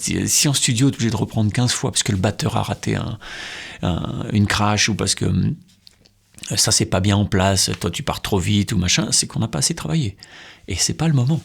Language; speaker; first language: French; native; French